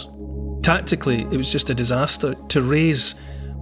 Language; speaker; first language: English; native; English